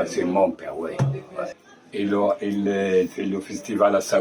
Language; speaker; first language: French; non-native, local second language; Arabic